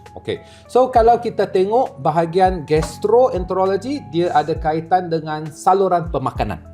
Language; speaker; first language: Malay; non-native, local second language; Chinese